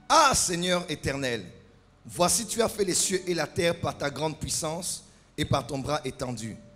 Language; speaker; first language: French; non-native, local second language; Lingala